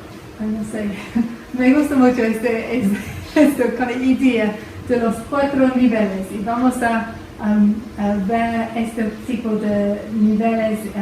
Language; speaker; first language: Spanish; non-native, fluent; English